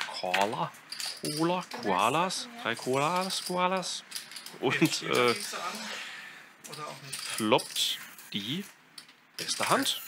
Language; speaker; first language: German; native; German